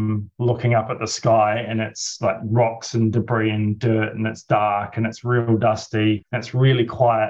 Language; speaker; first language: English; native; English